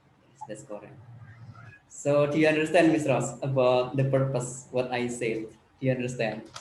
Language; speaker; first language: English; non-native, learner; Indonesian